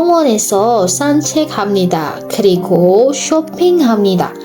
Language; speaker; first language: Korean; non-native, learner; Indonesian